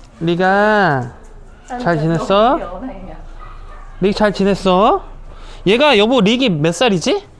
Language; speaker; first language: Korean; native; Korean